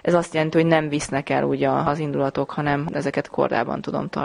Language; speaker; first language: Hungarian; native; Hungarian